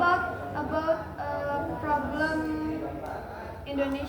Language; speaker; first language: English; non-native, learner; Indonesian